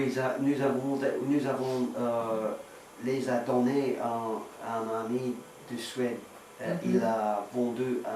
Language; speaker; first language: French; non-native, learner; Swedish